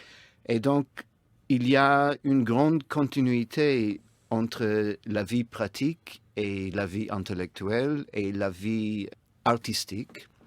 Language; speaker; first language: French; non-native, fluent; English